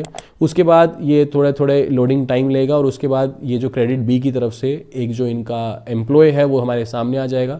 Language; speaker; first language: Hindi; native; Hindi